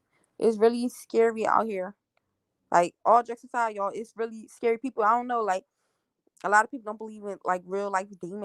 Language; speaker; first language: English; native; English